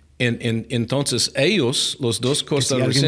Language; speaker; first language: Spanish; non-native, fluent; English